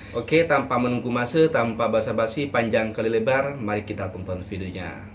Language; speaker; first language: Indonesian; non-native, local second language; Madurese